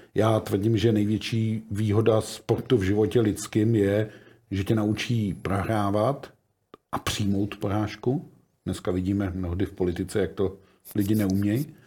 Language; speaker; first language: Czech; native; Czech